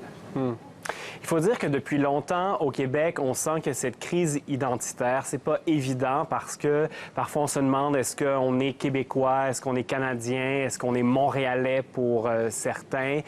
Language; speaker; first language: French; native; French